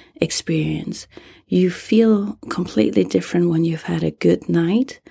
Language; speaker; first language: English; non-native, fluent; German